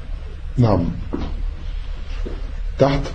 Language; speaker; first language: Arabic; non-native, fluent; French